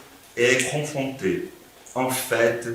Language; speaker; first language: French; non-native, fluent; Portuguese